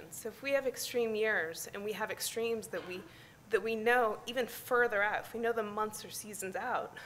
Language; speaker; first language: English; native; English